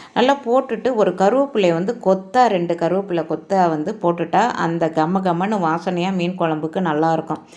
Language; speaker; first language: Tamil; native; Tamil